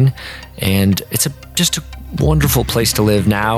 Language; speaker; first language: English; native; English